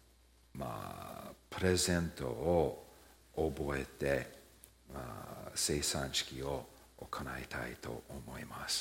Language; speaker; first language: Japanese; early bilingual, heritage; Japanese